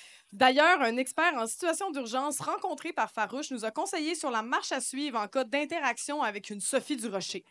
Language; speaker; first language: French; native; French